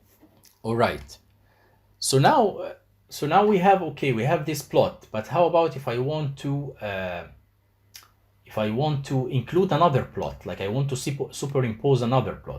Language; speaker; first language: English; non-native, fluent; Arabic